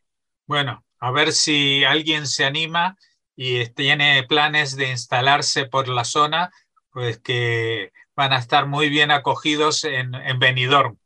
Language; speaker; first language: Spanish; native; Spanish